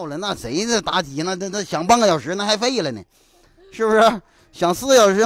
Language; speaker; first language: Chinese; native; Chinese